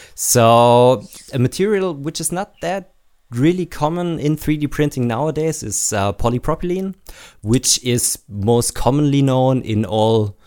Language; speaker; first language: English; non-native, fluent; German